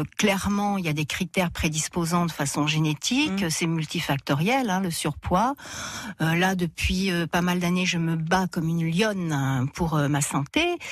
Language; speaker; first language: French; native; French